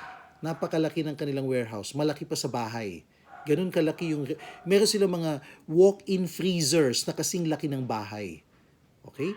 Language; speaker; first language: Filipino; native; Filipino